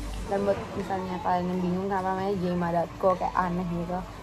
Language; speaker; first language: Indonesian; native; Indonesian